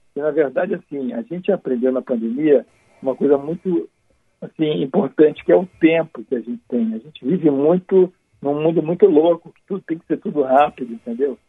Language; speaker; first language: Portuguese; native; Portuguese